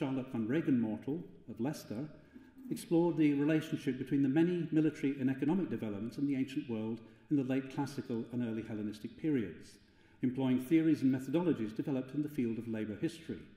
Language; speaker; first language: English; native; English